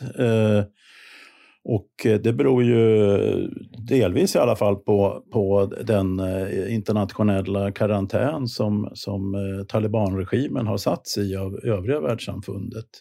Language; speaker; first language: Swedish; native; Swedish